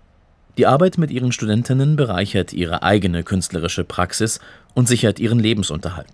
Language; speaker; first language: German; native; German